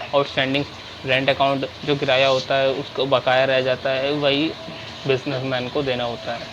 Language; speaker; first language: Hindi; native; Hindi